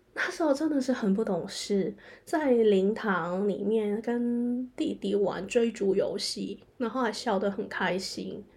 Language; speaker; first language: Chinese; non-native, local second language; Cantonese